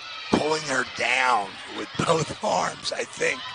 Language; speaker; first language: English; native; English